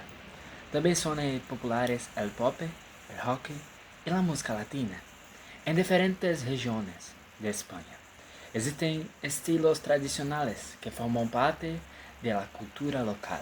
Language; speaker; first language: Spanish; non-native, learner; Portuguese